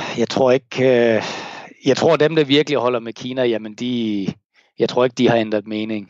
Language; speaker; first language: Danish; native; Danish